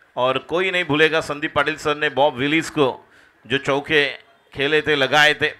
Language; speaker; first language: Hindi; non-native, local second language; Marathi